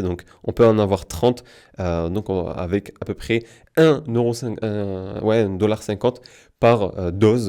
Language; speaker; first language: French; native; French